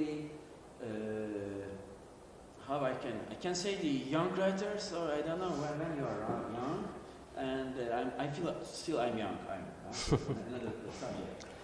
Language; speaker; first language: English; non-native, learner; Turkish